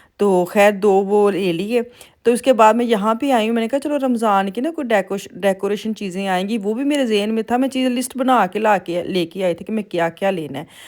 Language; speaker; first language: Urdu; non-native, local second language; Punjabi